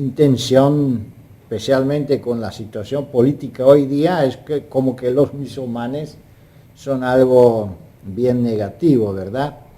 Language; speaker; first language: Spanish; non-native, fluent; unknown